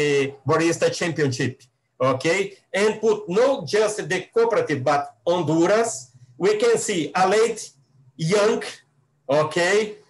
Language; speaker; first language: English; non-native, learner; Portuguese